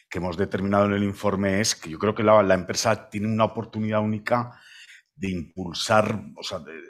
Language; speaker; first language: Spanish; native; Spanish